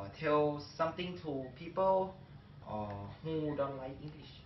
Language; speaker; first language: English; non-native, learner; Thai